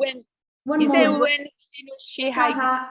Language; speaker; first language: English; non-native, learner; Portuguese